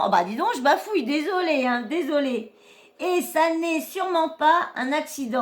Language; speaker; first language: French; native; French